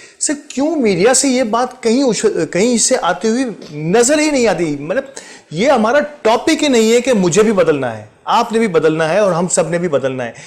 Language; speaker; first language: Urdu; native; Urdu